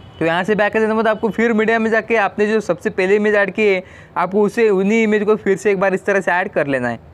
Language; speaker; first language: Hindi; non-native, local second language; Marathi